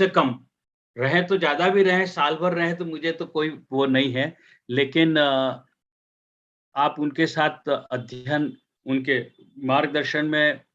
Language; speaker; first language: Hindi; native; Hindi